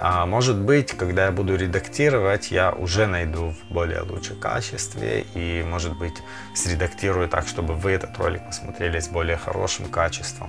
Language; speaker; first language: Russian; early bilingual, heritage; Russian